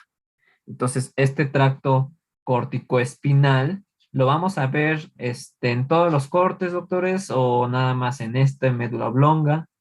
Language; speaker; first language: Spanish; native; Spanish